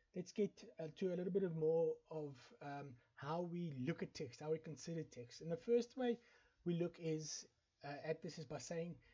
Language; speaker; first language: English; non-native, local second language; Afrikaans